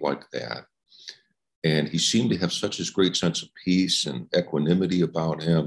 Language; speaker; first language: English; native; English